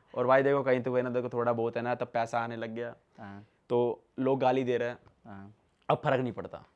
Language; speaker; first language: Hindi; native; Hindi